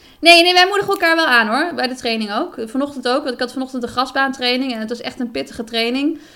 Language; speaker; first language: Dutch; native; Dutch